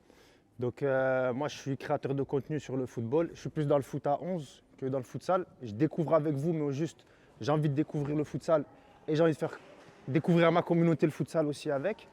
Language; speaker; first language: French; native; French